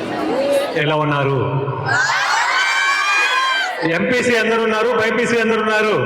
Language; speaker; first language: Telugu; native; Telugu